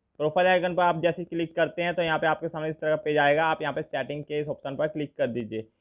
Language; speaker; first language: Hindi; native; Hindi